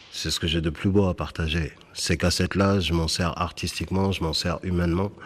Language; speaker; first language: French; early bilingual, other home language; Fula